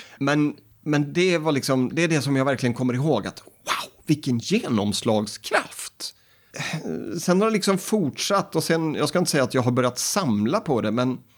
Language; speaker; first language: Swedish; native; Swedish